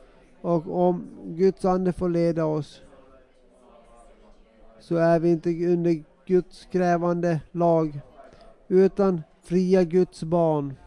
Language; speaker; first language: Swedish; non-native, local second language; Finnish